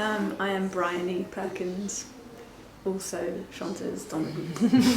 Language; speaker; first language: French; non-native, fluent; English